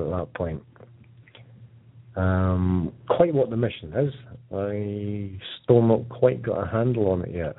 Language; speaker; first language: English; native; English